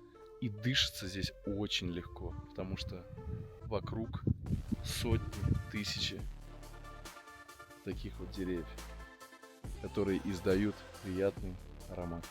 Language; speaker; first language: Russian; native; Russian